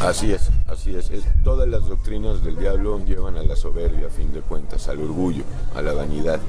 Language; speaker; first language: Spanish; native; Spanish